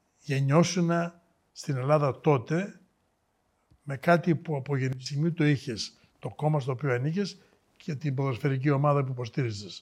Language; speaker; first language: Greek; native; Greek